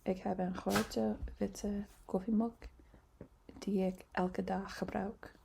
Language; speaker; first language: Dutch; non-native, learner; English